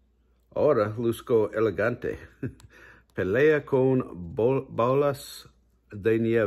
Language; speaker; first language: Spanish; non-native, learner; English